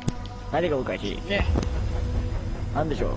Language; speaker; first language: Japanese; native; Japanese